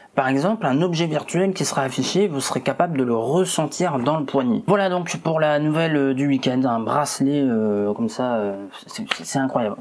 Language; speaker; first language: French; native; French